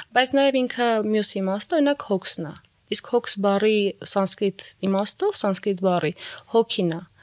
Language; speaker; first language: Armenian; native; Armenian